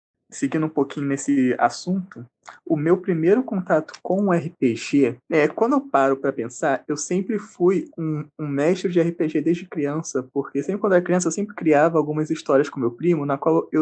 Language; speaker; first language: Portuguese; native; Portuguese